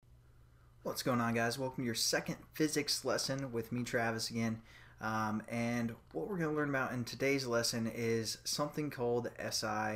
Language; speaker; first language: English; native; English